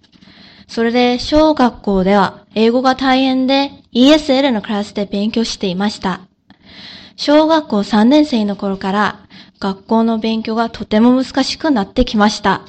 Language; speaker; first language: Japanese; non-native, learner; Korean